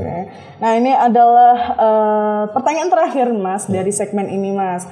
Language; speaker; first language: Indonesian; native; Indonesian